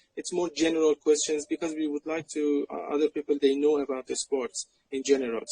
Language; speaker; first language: English; non-native, fluent; Persian